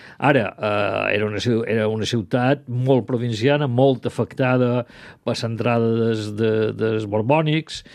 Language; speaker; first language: Catalan; native; Catalan